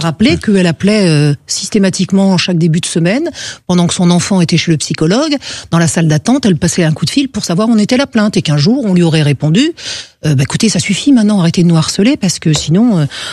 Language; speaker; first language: French; native; French